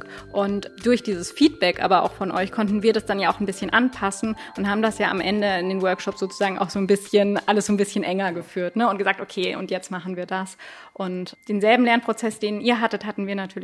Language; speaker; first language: German; native; German